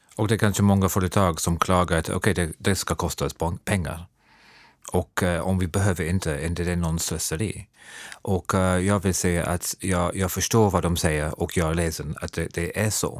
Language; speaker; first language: Swedish; non-native, fluent; English